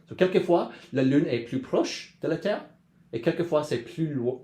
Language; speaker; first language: French; non-native, learner; English